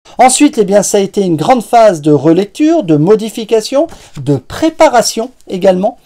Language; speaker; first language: French; native; French